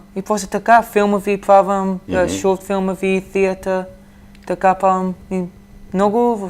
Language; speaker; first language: Macedonian; early bilingual, heritage; Macedonian